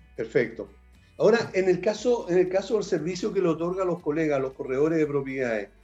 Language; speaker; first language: Spanish; native; Spanish